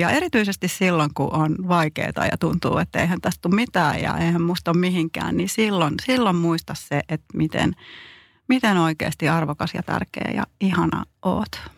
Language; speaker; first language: Finnish; native; Finnish